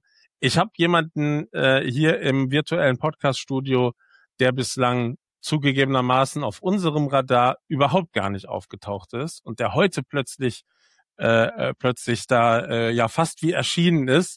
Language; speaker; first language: German; native; German